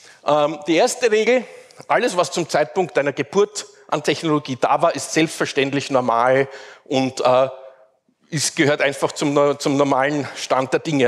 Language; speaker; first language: German; native; German